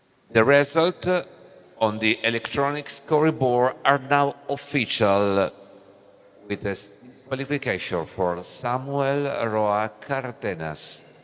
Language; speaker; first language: English; non-native, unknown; Italian